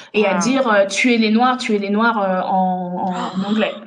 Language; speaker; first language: French; native; French